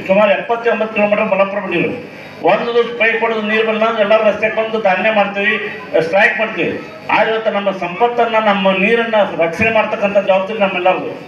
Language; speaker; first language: Kannada; native; Kannada